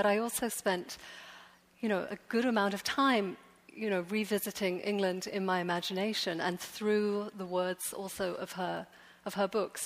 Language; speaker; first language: English; native; English